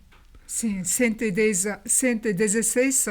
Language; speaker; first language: Portuguese; non-native, learner; Japanese